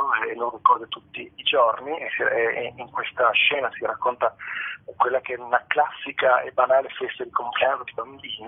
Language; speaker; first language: Italian; native; Italian